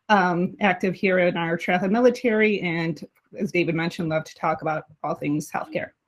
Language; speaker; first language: English; native; English